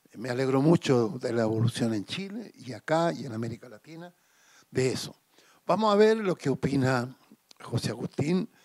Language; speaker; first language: Spanish; native; Spanish